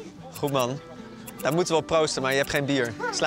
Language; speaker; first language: Dutch; native; Dutch